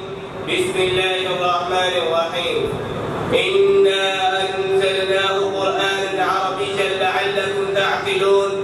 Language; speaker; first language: Arabic; non-native, fluent; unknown